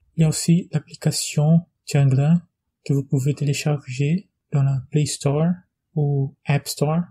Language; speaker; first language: French; non-native, fluent; Portuguese